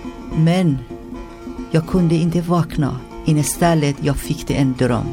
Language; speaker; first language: Swedish; non-native, learner; Persian